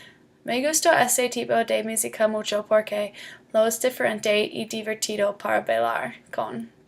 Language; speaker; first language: Spanish; non-native, learner; English